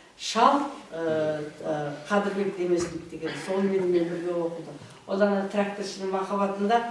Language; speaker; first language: Kazakh; native; Kazakh